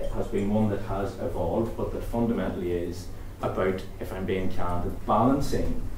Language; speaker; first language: English; native; English